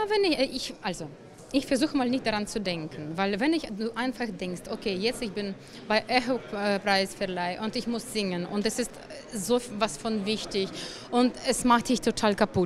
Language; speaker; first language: German; non-native, fluent; Russian